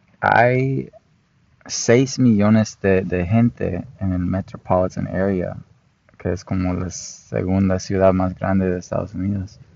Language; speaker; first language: Spanish; non-native, fluent; English